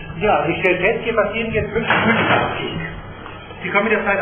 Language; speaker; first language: German; native; German